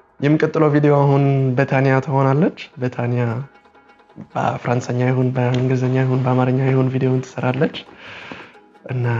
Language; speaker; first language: Amharic; early bilingual, heritage; Amharic